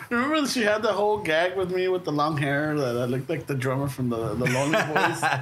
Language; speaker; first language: English; early bilingual, other home language; Spanish